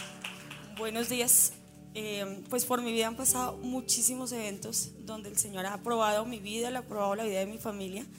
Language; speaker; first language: Spanish; native; Spanish